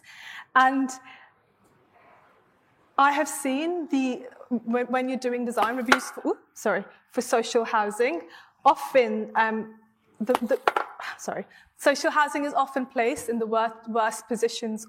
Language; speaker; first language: English; non-native, local second language; Hindi